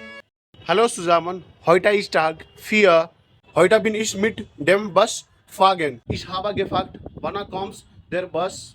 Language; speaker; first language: German; non-native, learner; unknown